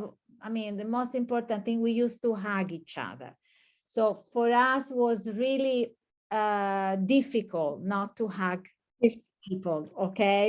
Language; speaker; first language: English; non-native, fluent; Italian